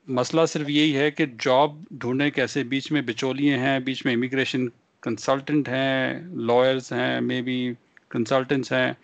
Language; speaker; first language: Hindi; non-native, local second language; Punjabi